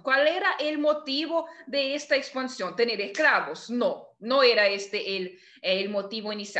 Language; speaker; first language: Spanish; non-native, fluent; Portuguese